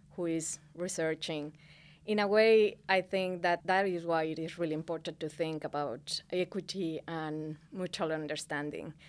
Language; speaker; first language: English; non-native, fluent; Spanish